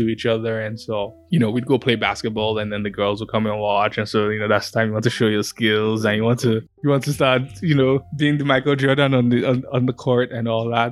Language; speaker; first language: English; non-native, local second language; Yoruba